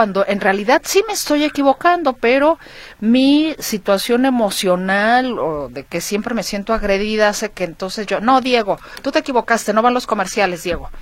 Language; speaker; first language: Spanish; native; Spanish